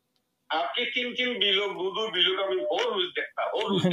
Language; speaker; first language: Hindi; non-native, learner; Bangla